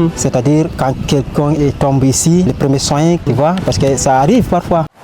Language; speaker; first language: French; non-native, local second language; Wolof